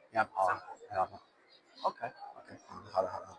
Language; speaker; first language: Chinese; non-native, learner; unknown